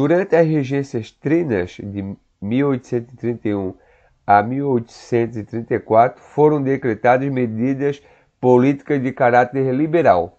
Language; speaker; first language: Portuguese; native; Portuguese